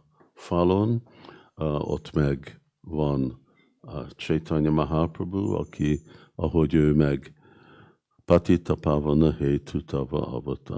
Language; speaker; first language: Hungarian; early bilingual, heritage; Hungarian